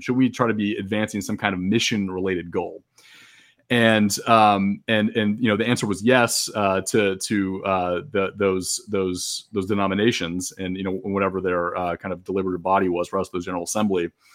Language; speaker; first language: English; native; English